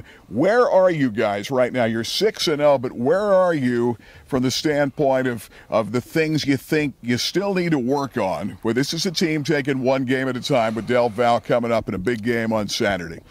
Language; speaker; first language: English; native; English